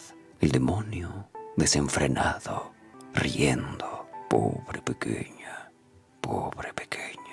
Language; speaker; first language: Spanish; native; Spanish